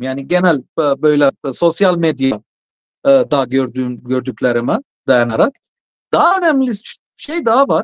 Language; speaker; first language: Turkish; non-native, fluent; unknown